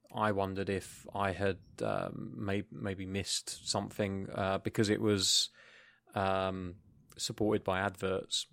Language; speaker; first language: English; native; English